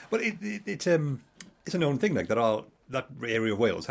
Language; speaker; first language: English; native; English